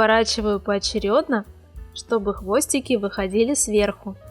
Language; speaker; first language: Russian; native; Russian